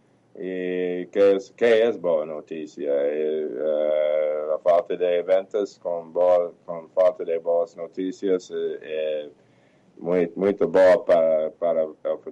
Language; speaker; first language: Portuguese; non-native, fluent; English